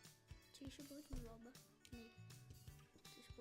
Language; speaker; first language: Welsh; non-native, local second language; English